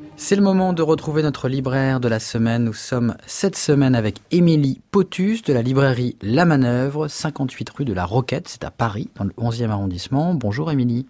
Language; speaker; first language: French; native; French